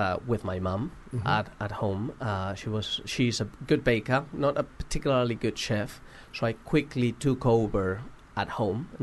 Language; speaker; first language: English; non-native, fluent; Spanish